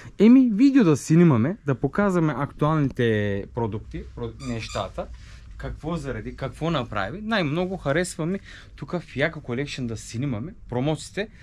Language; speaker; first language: Bulgarian; non-native, local second language; Turkish